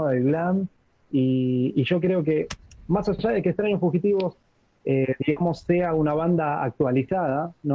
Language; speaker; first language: Spanish; native; Spanish